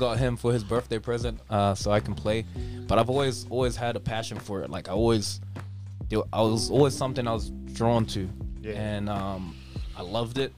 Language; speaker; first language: English; native; English